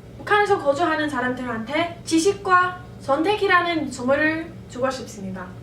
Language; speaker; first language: Korean; non-native, fluent; English